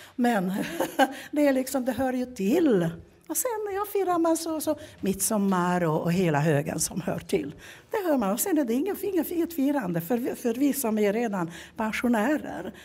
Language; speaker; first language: Swedish; non-native, fluent; Hungarian